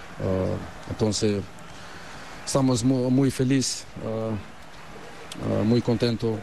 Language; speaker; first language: Spanish; non-native, learner; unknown